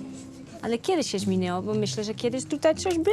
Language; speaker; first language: Polish; early bilingual, heritage; Polish